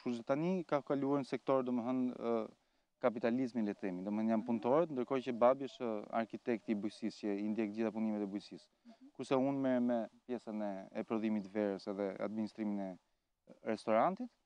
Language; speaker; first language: Albanian; native; Albanian